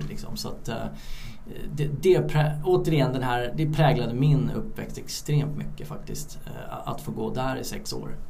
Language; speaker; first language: Swedish; early bilingual, other home language; Turkish